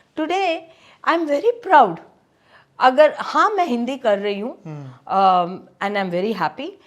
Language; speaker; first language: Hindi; non-native, local second language; Tamil